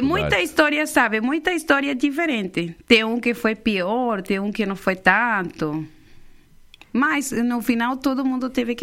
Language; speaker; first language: Portuguese; non-native, fluent; Spanish